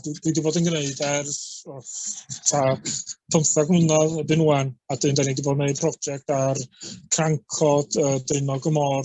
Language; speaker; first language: Welsh; native; Welsh